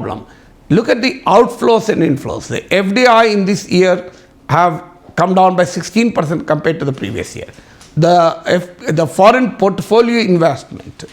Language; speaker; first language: English; non-native, local second language; Telugu